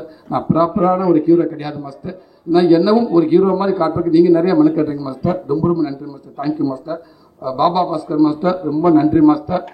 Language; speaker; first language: Tamil; native; Tamil